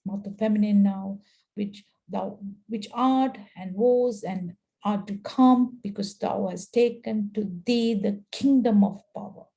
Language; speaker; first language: English; non-native, local second language; Sinhala